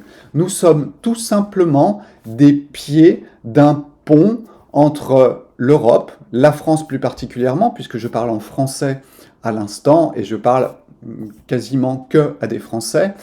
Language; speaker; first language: French; native; French